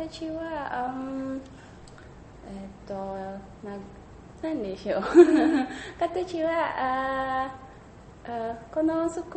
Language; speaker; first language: Japanese; non-native, learner; Indonesian